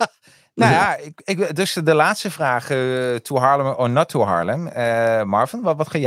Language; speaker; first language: Dutch; native; Dutch